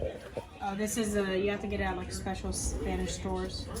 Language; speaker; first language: English; native; English